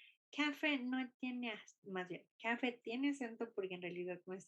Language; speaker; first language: Spanish; non-native, fluent; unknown